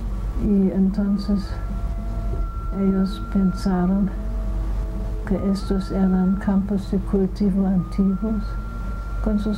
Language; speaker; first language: Spanish; non-native, fluent; German